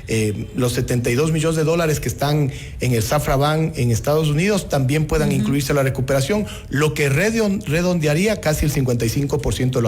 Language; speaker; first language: Spanish; native; Spanish